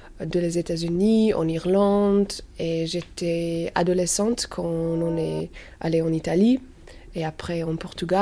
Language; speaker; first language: French; non-native, learner; English